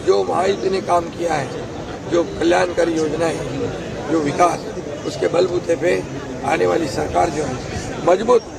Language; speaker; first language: Hindi; non-native, local second language; Marathi